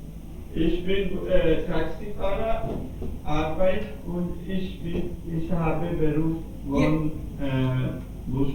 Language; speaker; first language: German; non-native, learner; Urdu